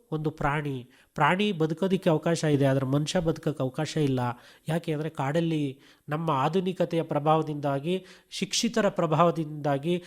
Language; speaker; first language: Kannada; native; Kannada